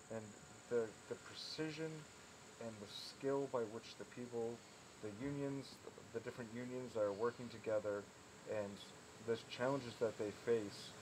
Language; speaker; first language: English; native; English